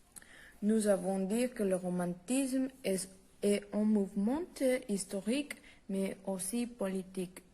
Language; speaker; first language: French; non-native, learner; Spanish